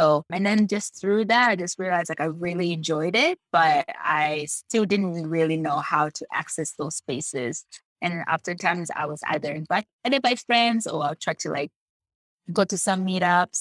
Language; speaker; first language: English; non-native, fluent; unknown